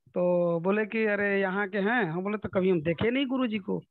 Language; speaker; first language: Hindi; native; Hindi